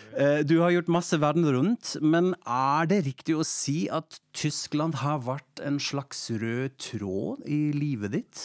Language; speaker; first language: Norwegian; non-native, fluent; German